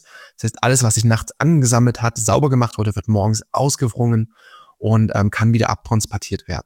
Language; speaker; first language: German; native; German